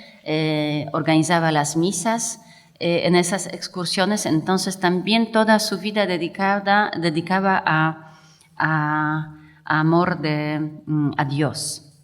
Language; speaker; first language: Spanish; non-native, fluent; Polish